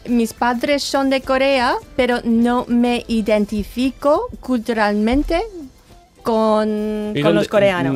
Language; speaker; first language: Spanish; non-native, fluent; English